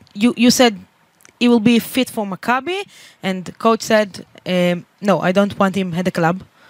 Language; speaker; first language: English; non-native, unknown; Hebrew